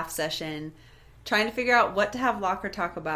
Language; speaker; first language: English; native; English